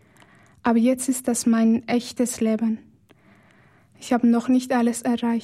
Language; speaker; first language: German; non-native, fluent; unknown